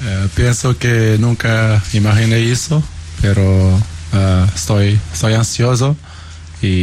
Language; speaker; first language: Spanish; non-native, learner; Portuguese